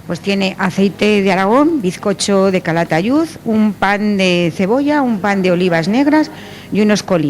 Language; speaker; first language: Spanish; native; Spanish